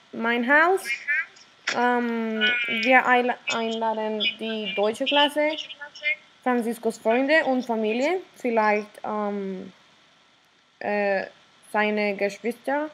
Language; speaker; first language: German; non-native, learner; Spanish